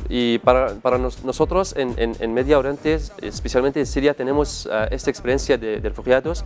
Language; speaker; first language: Spanish; non-native, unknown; Arabic